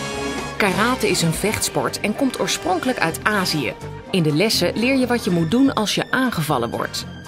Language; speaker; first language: Dutch; native; Dutch